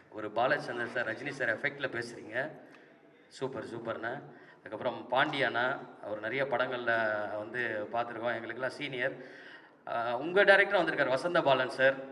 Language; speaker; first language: Tamil; native; Tamil